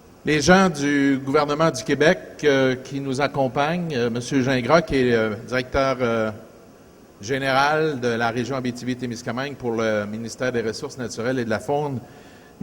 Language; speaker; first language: French; native; French